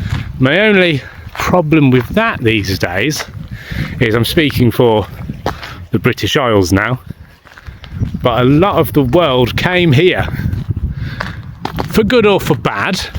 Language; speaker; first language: English; native; English